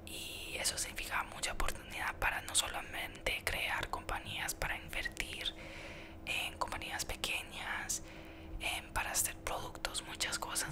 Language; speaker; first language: Spanish; early bilingual, heritage; Spanish